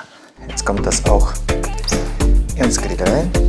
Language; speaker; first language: German; non-native, fluent; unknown